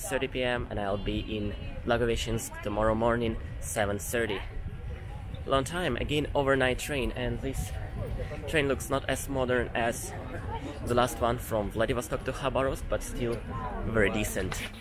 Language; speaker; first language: English; non-native, fluent; Russian